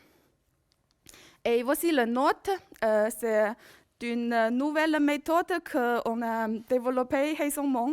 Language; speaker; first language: French; non-native, learner; Chinese